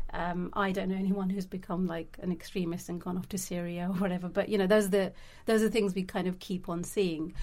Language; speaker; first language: English; native; English